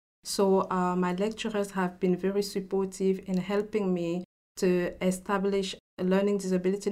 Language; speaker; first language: English; non-native, local second language; French